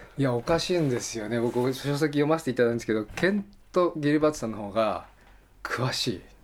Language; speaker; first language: Japanese; native; Japanese